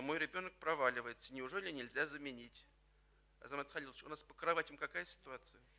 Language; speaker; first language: Russian; native; Russian